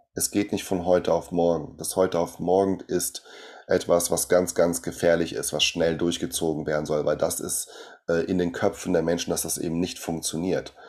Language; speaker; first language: German; early bilingual, other home language; Portuguese